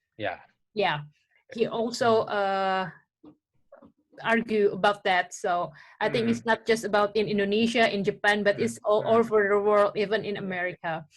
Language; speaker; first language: English; non-native, local second language; Indonesian